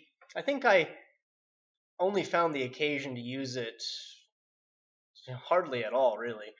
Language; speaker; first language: English; native; English